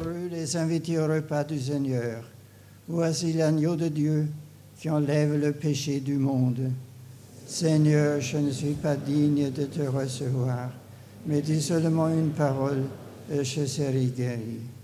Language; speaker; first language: French; non-native, fluent; German